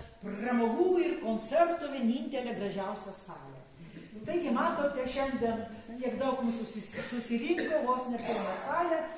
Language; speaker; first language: Lithuanian; non-native, local second language; Polish